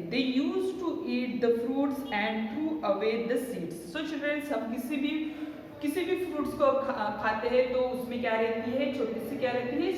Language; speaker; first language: Hindi; non-native, local second language; Marathi